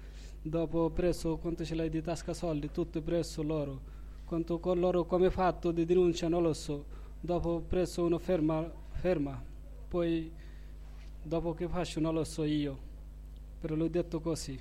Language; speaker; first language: Italian; non-native, learner; Bangla